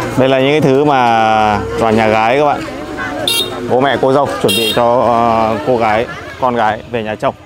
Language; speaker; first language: Vietnamese; non-native, local second language; Hmong